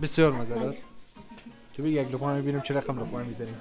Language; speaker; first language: Persian; native; Persian